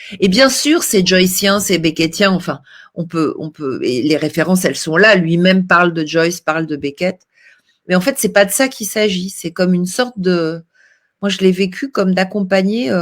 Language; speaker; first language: French; native; French